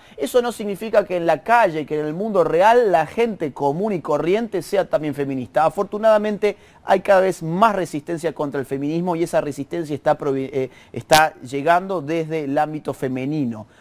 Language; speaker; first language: Spanish; native; Spanish